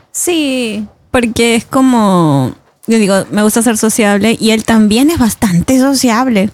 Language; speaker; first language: Spanish; native; Spanish